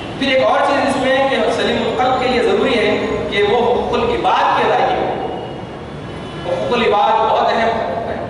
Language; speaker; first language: Urdu; native; Urdu